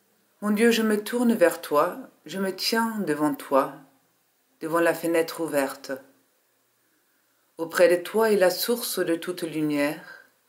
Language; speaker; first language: French; native; French